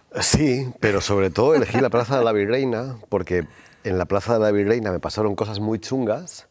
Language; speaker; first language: Spanish; native; Spanish